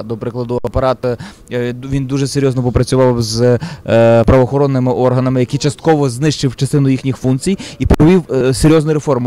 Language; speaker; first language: Ukrainian; native; Ukrainian